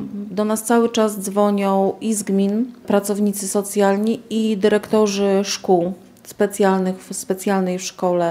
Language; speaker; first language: Polish; native; Polish